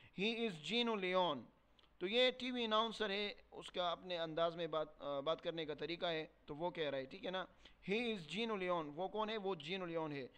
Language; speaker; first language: Urdu; non-native, local second language; Pashto